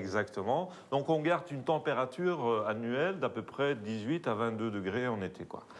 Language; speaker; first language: French; native; French